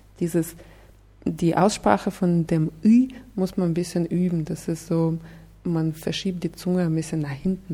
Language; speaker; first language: German; non-native, fluent; Russian